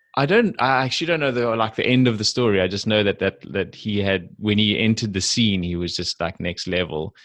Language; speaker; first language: English; native; English